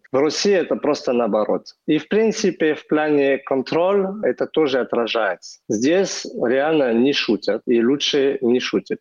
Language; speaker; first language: Russian; non-native, fluent; French